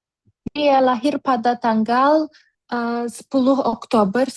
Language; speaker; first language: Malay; non-native, learner; Turkish